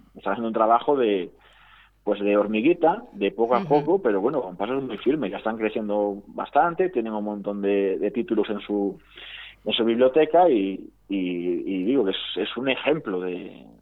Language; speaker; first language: Spanish; native; Spanish